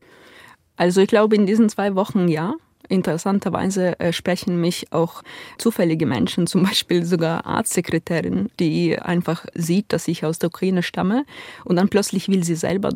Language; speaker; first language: German; non-native, fluent; Ukrainian